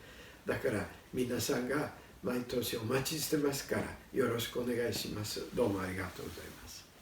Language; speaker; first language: Japanese; non-native, learner; Italian